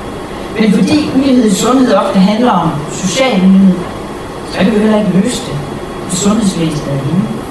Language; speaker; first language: Danish; native; Danish